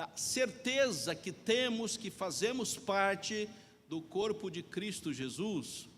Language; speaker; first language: Portuguese; native; Portuguese